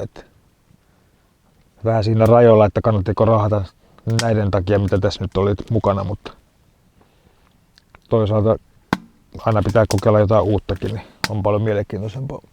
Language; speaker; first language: Finnish; native; Finnish